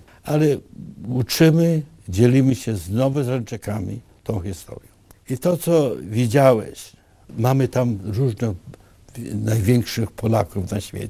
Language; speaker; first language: Polish; early bilingual, other home language; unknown